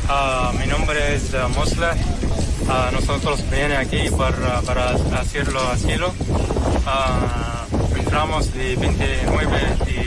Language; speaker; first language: Spanish; non-native, learner; Arabic